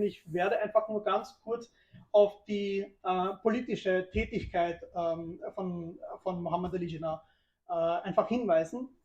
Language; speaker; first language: German; early bilingual, other home language; Urdu